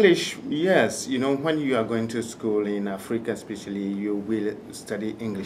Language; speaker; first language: English; non-native, fluent; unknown